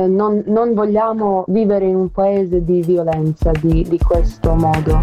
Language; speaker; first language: Italian; non-native, learner; Serbian